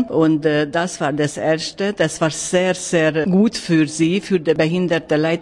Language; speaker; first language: German; non-native, learner; Hungarian